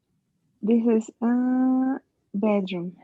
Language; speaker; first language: English; non-native, learner; Spanish